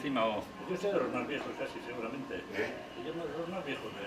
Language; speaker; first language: Spanish; native; Spanish